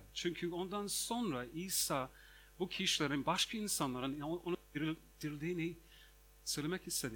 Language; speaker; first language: Turkish; non-native, fluent; English